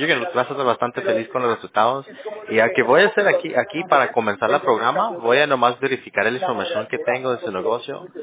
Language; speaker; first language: Spanish; early bilingual, heritage; Spanish